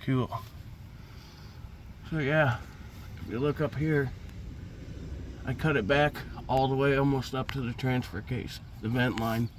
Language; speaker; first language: English; native; English